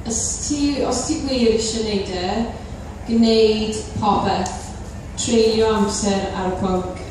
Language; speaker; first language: Welsh; non-native, fluent; English